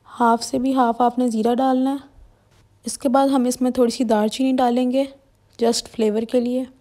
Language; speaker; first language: Urdu; non-native, local second language; Punjabi